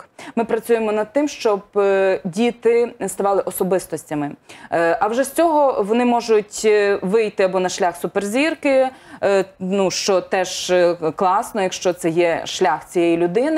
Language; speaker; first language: Ukrainian; native; Ukrainian